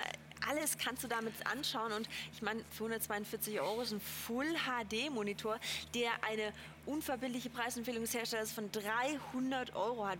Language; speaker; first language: German; native; German